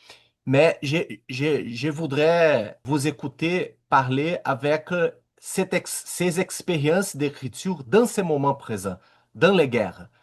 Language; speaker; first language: French; non-native, learner; Portuguese